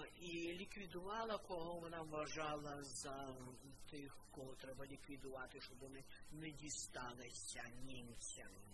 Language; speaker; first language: Ukrainian; non-native, local second language; Russian